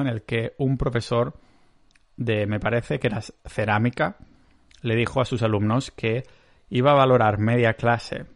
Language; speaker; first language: Spanish; non-native, local second language; Catalan